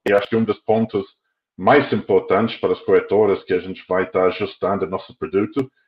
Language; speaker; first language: Portuguese; non-native, fluent; English